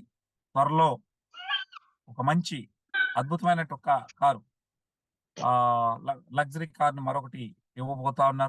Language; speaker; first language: Telugu; native; Telugu